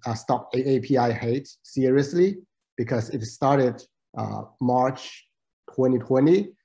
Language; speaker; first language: English; non-native, fluent; Chinese